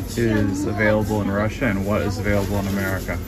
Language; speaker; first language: English; native; English